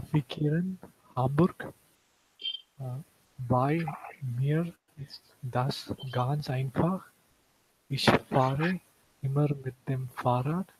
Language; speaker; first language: German; non-native, learner; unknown